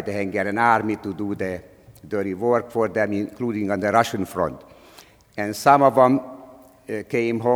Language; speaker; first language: English; non-native, fluent; Slovak